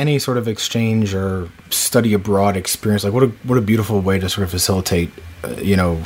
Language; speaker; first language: English; native; English